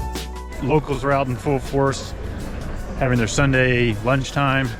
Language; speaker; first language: English; native; English